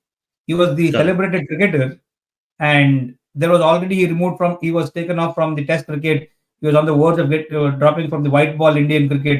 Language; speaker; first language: English; non-native, local second language; Hindi